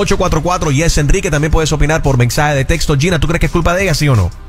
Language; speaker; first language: Spanish; native; Spanish